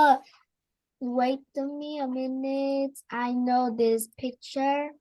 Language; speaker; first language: English; non-native, learner; Vietnamese